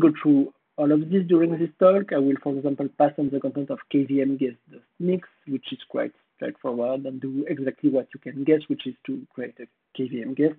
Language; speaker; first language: English; non-native, fluent; French